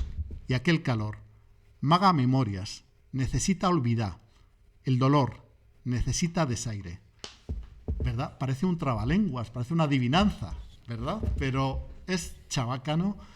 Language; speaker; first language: Spanish; native; Spanish